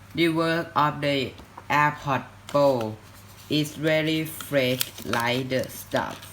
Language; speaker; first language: English; non-native, learner; Thai